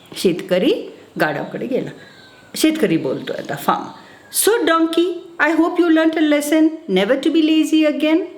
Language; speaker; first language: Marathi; non-native, local second language; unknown